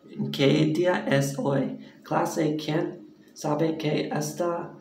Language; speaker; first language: Spanish; non-native, learner; English